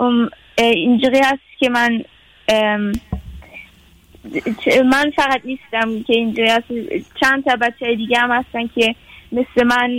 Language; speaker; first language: Persian; early bilingual, heritage; Persian